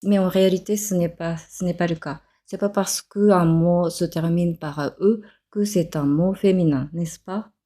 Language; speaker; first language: French; non-native, fluent; Japanese